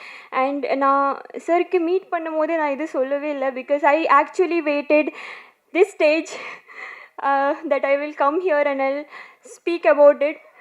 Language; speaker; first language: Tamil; non-native, learner; Bangla